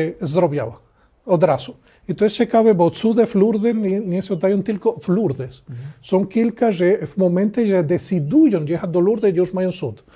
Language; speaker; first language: Polish; non-native, learner; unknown